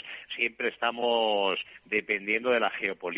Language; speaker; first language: Spanish; native; Spanish